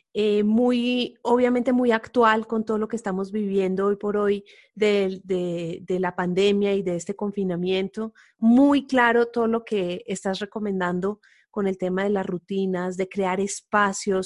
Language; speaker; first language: Spanish; native; Spanish